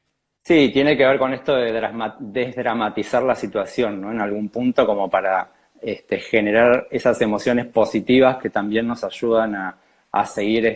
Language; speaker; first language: Spanish; native; Spanish